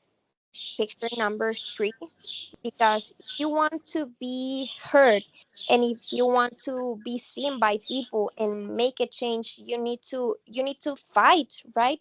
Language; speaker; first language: English; non-native, fluent; Spanish